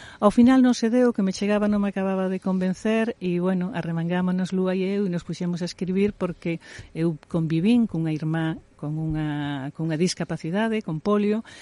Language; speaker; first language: Galician; native; Galician